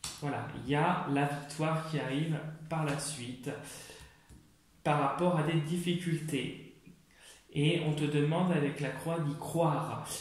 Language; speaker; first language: French; native; French